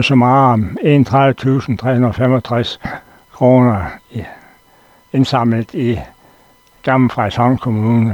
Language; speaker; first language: Danish; native; Danish